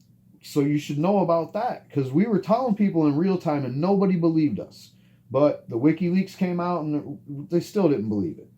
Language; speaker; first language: English; native; English